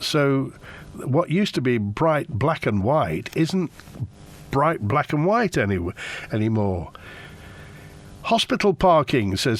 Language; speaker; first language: English; native; English